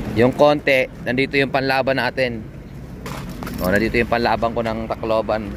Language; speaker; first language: Filipino; native; Filipino